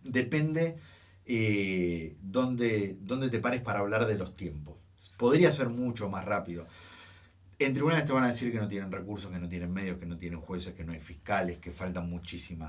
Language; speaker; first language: Spanish; native; Spanish